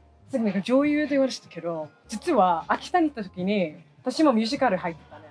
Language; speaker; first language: Japanese; non-native, fluent; English